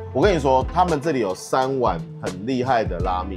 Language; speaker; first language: Chinese; native; Chinese